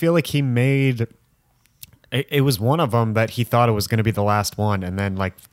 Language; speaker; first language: English; native; English